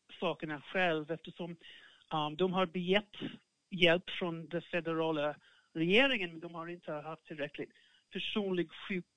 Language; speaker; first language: Swedish; non-native, fluent; English